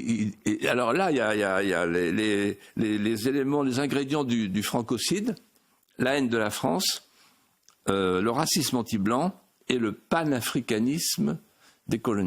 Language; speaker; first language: French; native; French